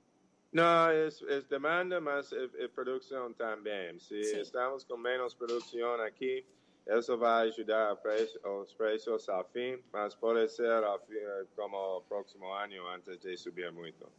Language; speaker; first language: Portuguese; non-native, fluent; English